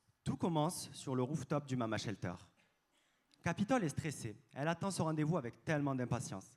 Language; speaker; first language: French; native; French